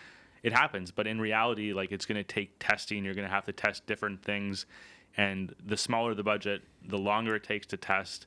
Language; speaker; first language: English; native; English